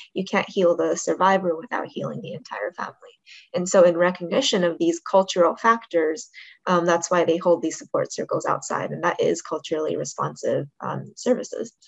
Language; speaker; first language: English; native; English